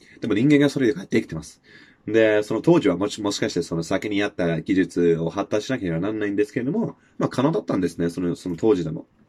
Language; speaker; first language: Japanese; non-native, fluent; English